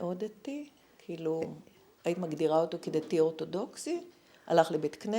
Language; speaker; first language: Hebrew; native; Hebrew